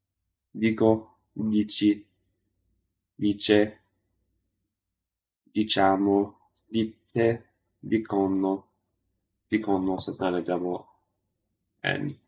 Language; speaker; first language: Italian; non-native, learner; English